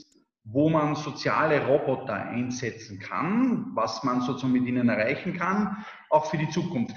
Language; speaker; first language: German; native; German